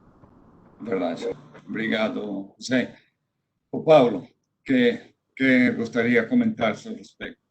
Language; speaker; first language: Portuguese; non-native, fluent; Spanish